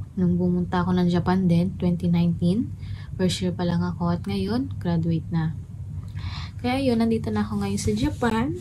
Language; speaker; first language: Filipino; native; Filipino